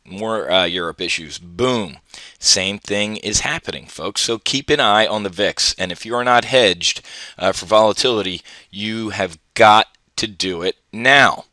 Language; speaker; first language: English; native; English